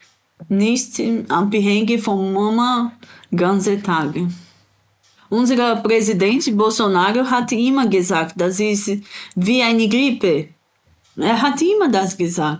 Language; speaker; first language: German; non-native, learner; Portuguese